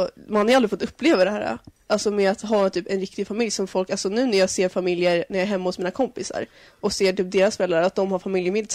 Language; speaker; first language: Swedish; native; Swedish